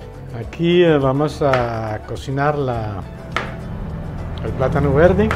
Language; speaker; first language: Spanish; non-native, fluent; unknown